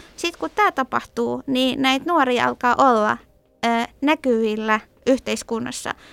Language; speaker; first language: Finnish; early bilingual, other home language; Persian